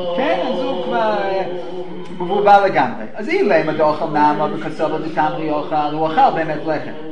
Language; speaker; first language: Hebrew; non-native, fluent; English